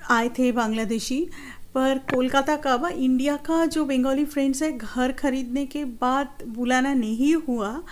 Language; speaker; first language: Hindi; non-native, local second language; Bangla